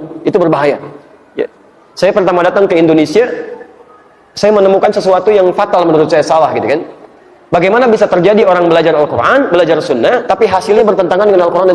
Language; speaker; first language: Indonesian; native; Indonesian